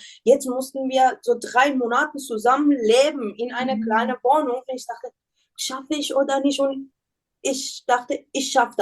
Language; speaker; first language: German; non-native, learner; Persian